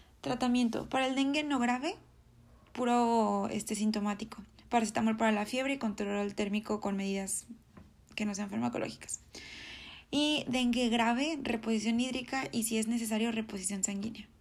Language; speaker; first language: Spanish; native; Spanish